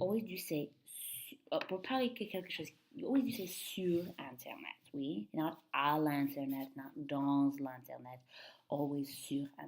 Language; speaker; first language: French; non-native, fluent; English